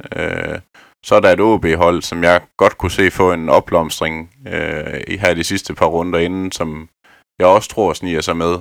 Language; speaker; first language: Danish; native; Danish